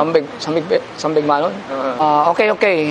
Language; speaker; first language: Korean; non-native, learner; Filipino